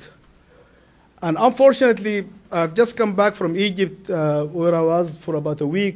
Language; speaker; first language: English; non-native, fluent; Arabic